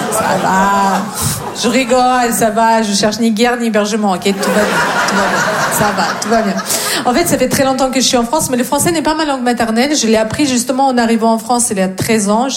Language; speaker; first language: French; non-native, fluent; Russian